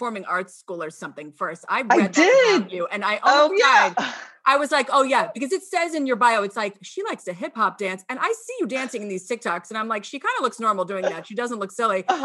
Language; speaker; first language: English; native; English